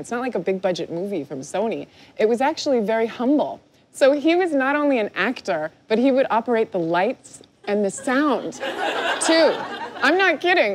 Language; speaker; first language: English; early bilingual, other home language; Persian